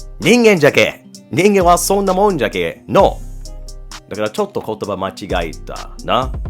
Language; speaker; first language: Japanese; non-native, fluent; English